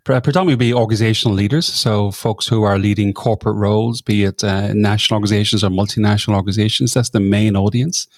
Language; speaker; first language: English; native; English